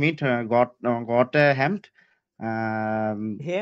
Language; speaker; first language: German; non-native, learner; Bangla